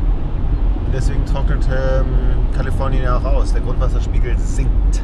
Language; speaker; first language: German; native; German